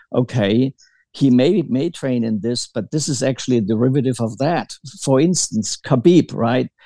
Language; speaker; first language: English; early bilingual, other home language; German